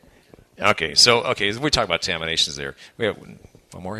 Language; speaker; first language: English; native; English